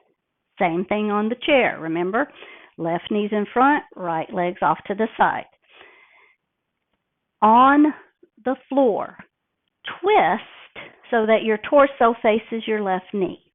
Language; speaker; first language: English; native; English